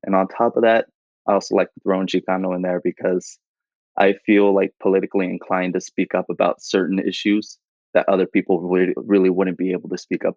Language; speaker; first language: English; native; English